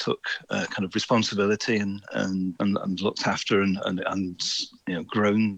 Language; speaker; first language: English; native; English